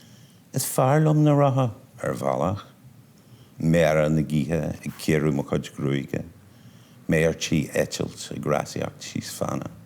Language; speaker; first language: Irish; non-native, local second language; English